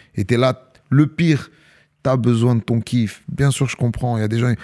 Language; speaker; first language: French; native; French